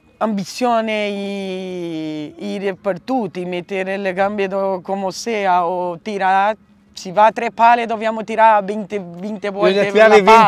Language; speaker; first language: Italian; non-native, learner; Portuguese